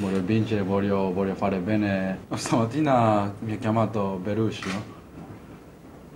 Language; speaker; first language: Italian; non-native, fluent; Japanese